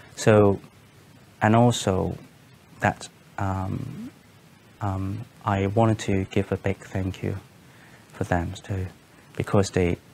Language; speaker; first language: English; non-native, local second language; Cantonese